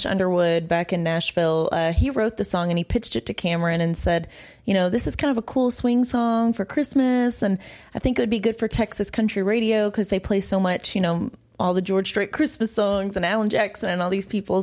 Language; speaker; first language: English; native; English